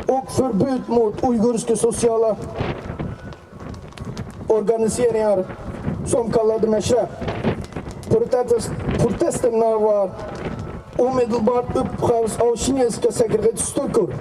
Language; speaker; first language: Swedish; non-native, learner; Uyghur